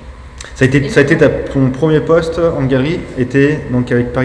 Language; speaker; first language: French; native; French